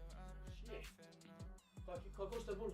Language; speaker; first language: Icelandic; native; Icelandic